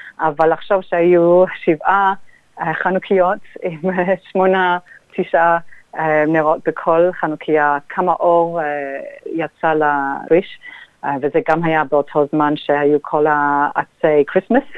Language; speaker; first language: Hebrew; non-native, fluent; English